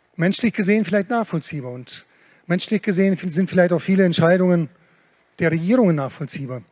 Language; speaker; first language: German; early bilingual, other home language; Russian